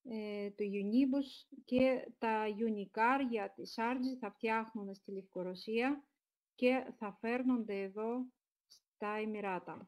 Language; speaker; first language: Greek; non-native, fluent; Russian